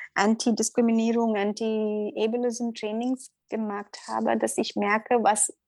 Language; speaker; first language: German; non-native, learner; Tamil